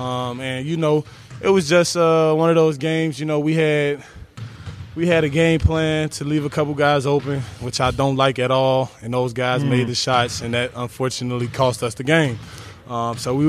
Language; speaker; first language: English; native; English